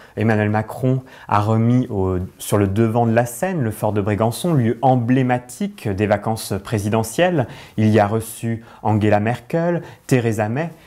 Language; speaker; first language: French; native; French